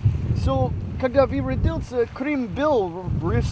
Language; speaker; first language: Russian; non-native, learner; English